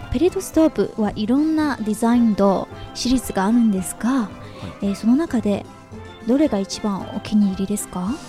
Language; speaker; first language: Japanese; non-native, fluent; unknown